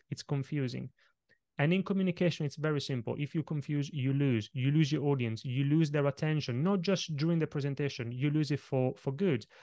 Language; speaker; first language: English; non-native, fluent; Italian